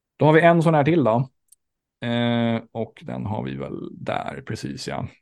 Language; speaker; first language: Swedish; native; Swedish